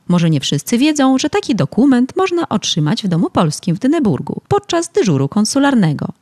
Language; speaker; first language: Polish; early bilingual, heritage; Polish